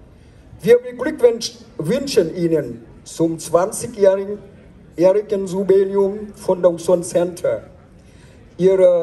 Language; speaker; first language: German; non-native, fluent; Vietnamese